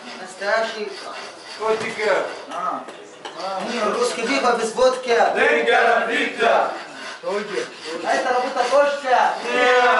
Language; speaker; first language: Russian; non-native, learner; Arabic